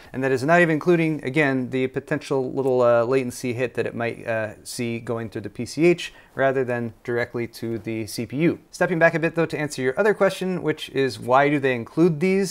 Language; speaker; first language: English; native; English